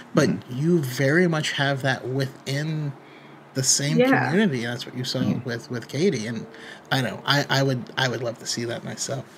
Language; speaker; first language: English; native; English